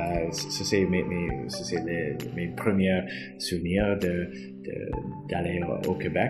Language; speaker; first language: French; non-native, local second language; English